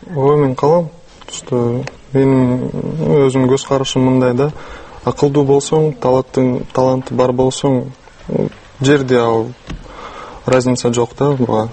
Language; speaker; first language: Kyrgyz; non-native, local second language; Russian